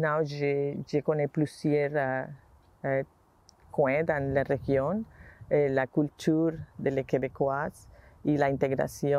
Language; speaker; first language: French; non-native, learner; Spanish